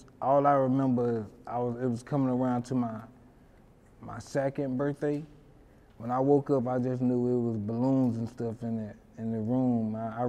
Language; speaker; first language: English; native; English